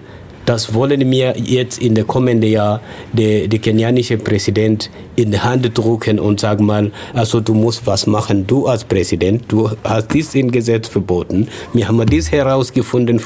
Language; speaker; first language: German; non-native, fluent; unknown